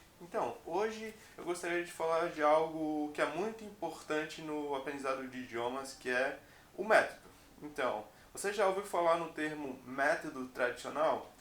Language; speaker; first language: Portuguese; native; Portuguese